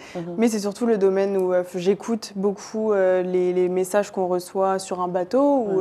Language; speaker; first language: French; native; French